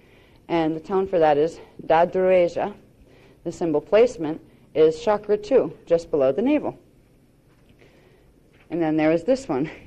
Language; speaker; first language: English; native; English